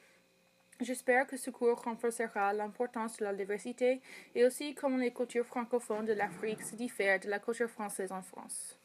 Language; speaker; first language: French; non-native, fluent; English